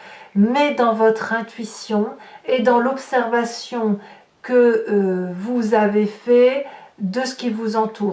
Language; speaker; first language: French; native; French